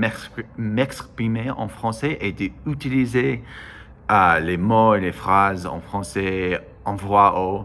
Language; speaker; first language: French; non-native, learner; English